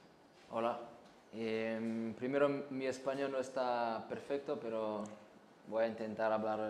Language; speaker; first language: Spanish; non-native, fluent; French